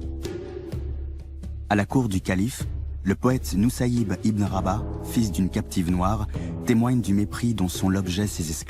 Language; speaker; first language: French; native; French